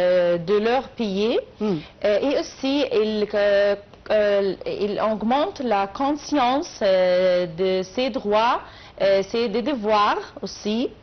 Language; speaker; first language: French; non-native, learner; Arabic